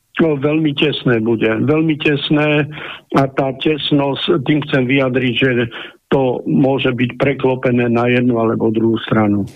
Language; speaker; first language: Slovak; native; Slovak